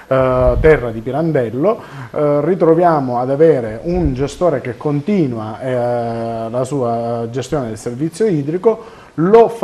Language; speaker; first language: Italian; native; Italian